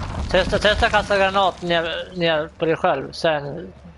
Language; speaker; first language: Swedish; native; Swedish